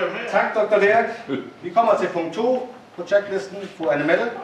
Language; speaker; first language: German; non-native, learner; Danish